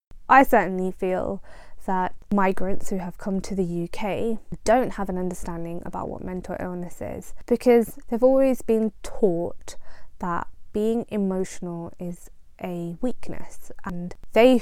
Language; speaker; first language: English; non-native, local second language; Punjabi